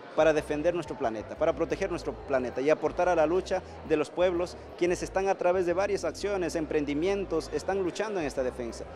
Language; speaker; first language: Spanish; native; Spanish